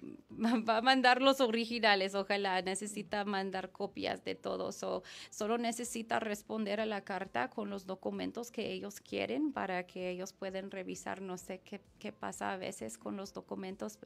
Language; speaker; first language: Spanish; non-native, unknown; English